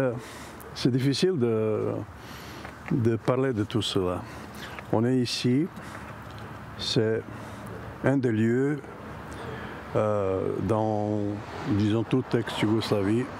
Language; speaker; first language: French; non-native, fluent; Serbian